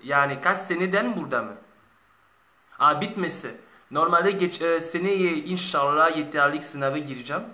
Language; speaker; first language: Turkish; non-native, learner; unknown